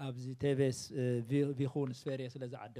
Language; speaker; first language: Swedish; non-native, learner; Tigrinya